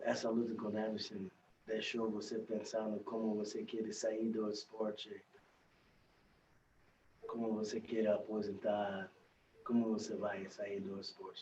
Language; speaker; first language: Portuguese; non-native, fluent; English